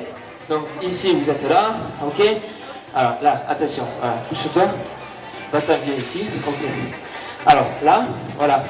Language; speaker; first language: French; native; French